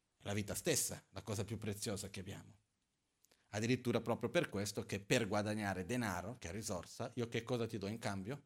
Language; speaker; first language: Italian; non-native, fluent; Portuguese